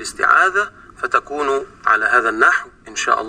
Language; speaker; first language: Arabic; native; Arabic